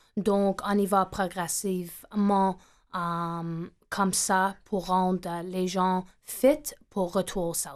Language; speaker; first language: French; non-native, fluent; English